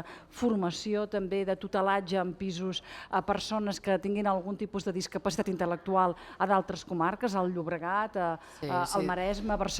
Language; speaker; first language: Catalan; native; Catalan